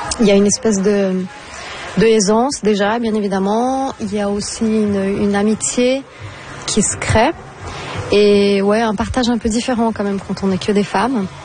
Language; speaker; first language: French; non-native, fluent; Portuguese